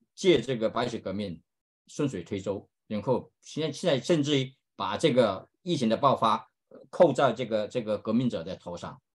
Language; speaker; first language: Chinese; native; Chinese